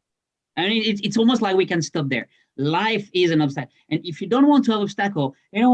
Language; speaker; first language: English; non-native, fluent; French